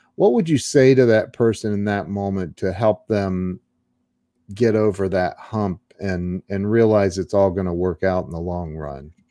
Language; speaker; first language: English; native; English